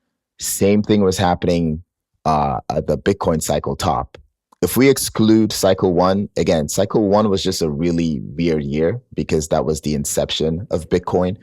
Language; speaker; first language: English; native; English